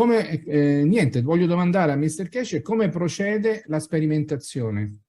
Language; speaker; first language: Italian; native; Italian